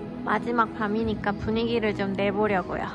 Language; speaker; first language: Korean; native; Korean